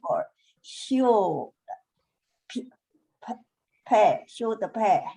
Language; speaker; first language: English; non-native, learner; Chinese